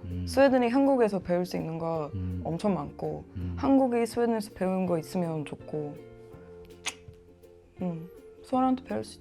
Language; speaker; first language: Korean; non-native, learner; Swedish